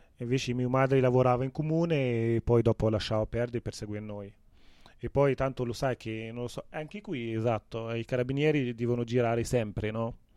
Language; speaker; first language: Italian; non-native, fluent; Arabic